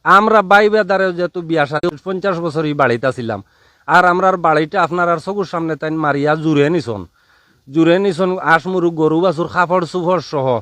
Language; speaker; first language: Bangla; native; Bangla